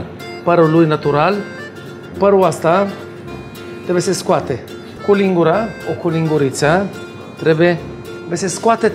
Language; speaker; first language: Romanian; non-native, fluent; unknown